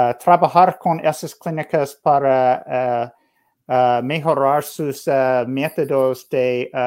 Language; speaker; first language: Spanish; non-native, learner; English